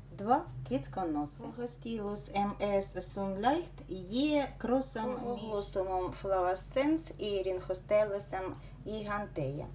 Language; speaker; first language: Ukrainian; native; Ukrainian